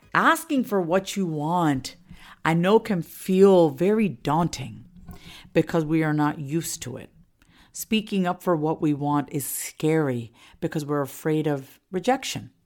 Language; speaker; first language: English; native; English